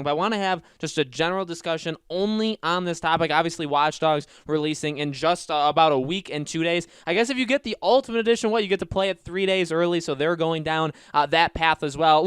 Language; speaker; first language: English; native; English